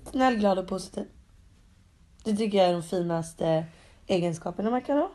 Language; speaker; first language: Swedish; early bilingual, other home language; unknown